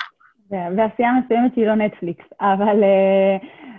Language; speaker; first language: Hebrew; native; Hebrew